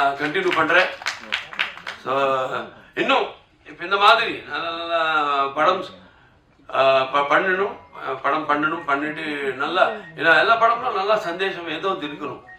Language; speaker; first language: Tamil; non-native, local second language; Telugu